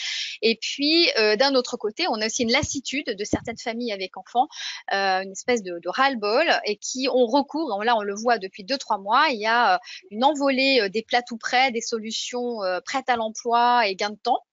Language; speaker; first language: French; native; French